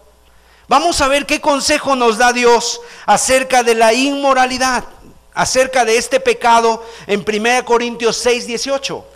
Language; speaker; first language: Spanish; native; Spanish